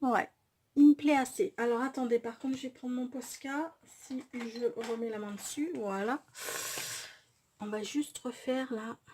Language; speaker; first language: French; native; French